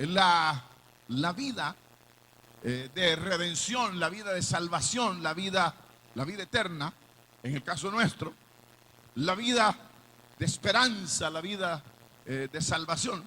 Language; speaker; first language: Spanish; native; Spanish